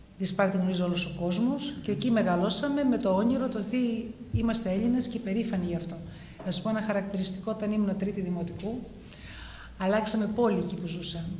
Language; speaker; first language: Greek; early bilingual, heritage; Greek